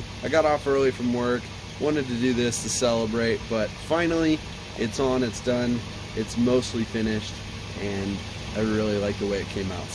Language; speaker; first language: English; native; English